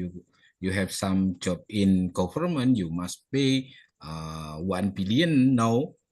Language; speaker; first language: English; non-native, learner; Indonesian